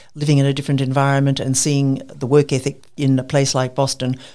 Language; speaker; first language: English; native; English